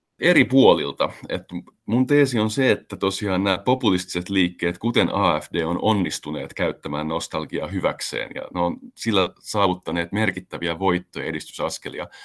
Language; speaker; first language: Finnish; native; Finnish